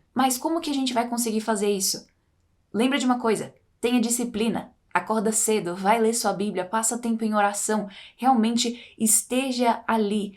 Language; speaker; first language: Portuguese; native; Portuguese